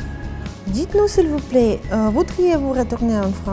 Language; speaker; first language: French; non-native, learner; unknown